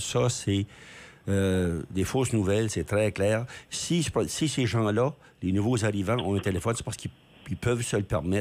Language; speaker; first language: French; native; French